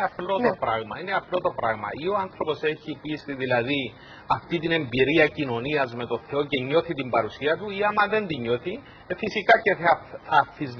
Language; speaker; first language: Greek; native; Greek